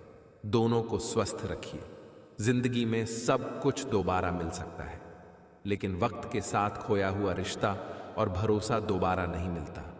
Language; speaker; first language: Hindi; native; Hindi